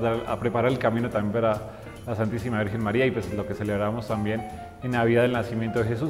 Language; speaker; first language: Spanish; native; Spanish